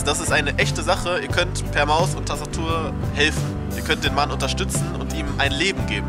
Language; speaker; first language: German; native; German